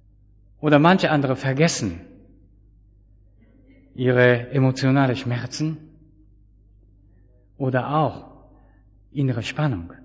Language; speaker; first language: German; non-native, fluent; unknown